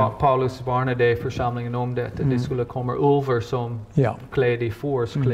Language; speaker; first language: Swedish; non-native, fluent; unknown